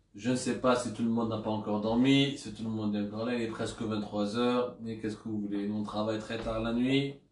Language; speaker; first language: French; non-native, local second language; Arabic